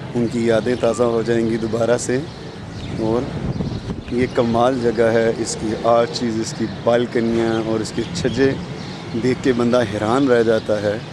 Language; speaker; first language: Urdu; non-native, local second language; Punjabi